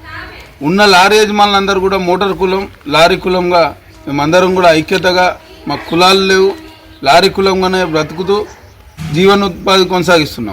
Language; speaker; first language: Telugu; native; Telugu